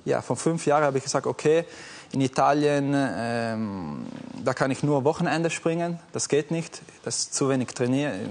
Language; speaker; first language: German; non-native, fluent; Italian